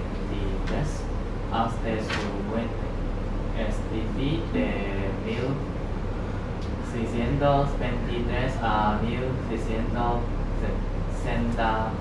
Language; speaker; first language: Spanish; non-native, learner; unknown